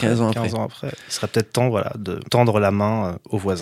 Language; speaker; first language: French; native; French